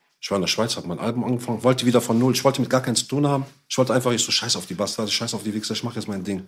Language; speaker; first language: German; early bilingual, other home language; Arabic